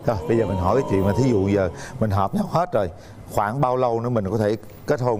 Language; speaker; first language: Vietnamese; native; Vietnamese